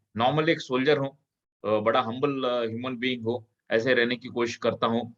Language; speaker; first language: Hindi; non-native, local second language; Kannada